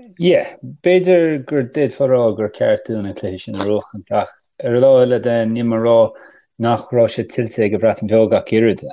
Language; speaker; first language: Irish; native; Irish